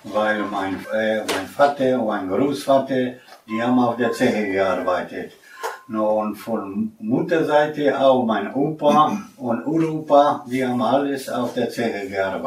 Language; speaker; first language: German; non-native, fluent; Polish